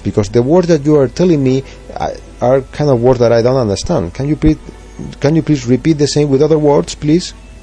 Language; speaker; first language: English; non-native, fluent; Spanish